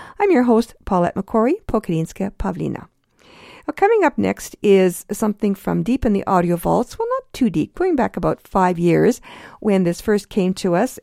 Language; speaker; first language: English; early bilingual, other home language; Ukrainian